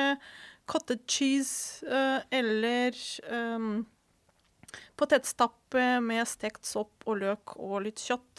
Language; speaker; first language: Norwegian; non-native, fluent; Ukrainian